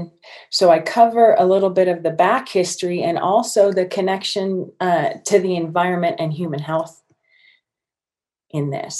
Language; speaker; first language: English; native; English